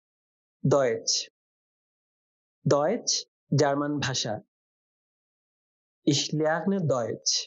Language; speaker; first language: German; non-native, fluent; Bangla